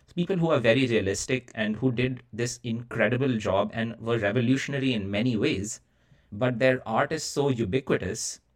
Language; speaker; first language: English; non-native, local second language; Bangla